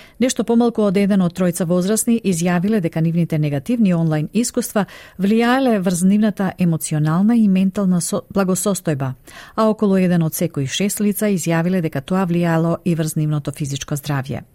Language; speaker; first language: Macedonian; native; Macedonian